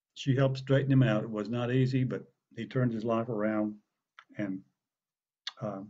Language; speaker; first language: English; native; English